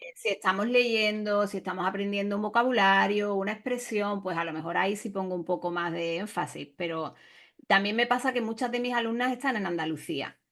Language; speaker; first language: Spanish; native; Spanish